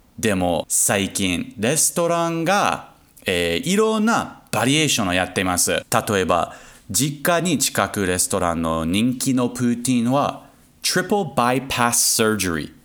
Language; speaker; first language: Japanese; non-native, learner; English